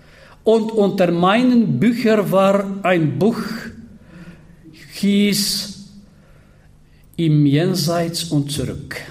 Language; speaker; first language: German; non-native, fluent; Bulgarian